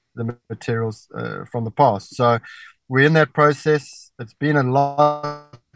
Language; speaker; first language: English; native; English